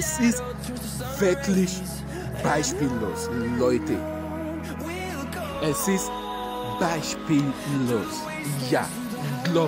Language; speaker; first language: German; non-native, learner; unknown